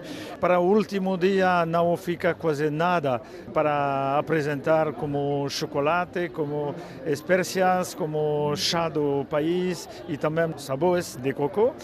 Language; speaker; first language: Portuguese; non-native, fluent; French